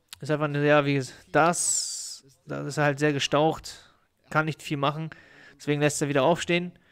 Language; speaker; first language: German; native; German